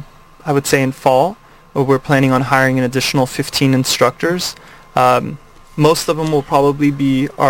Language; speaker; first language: English; native; English